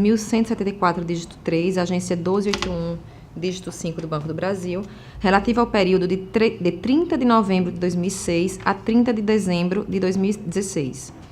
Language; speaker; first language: Portuguese; native; Portuguese